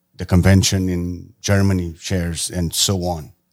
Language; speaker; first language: English; non-native, fluent; Portuguese